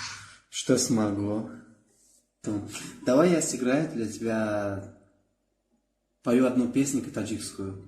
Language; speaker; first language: Russian; non-native, local second language; Tajik